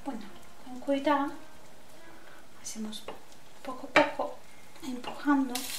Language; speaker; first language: Spanish; non-native, learner; Turkish